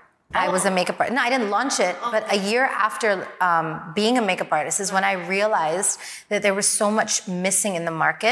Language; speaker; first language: English; native; English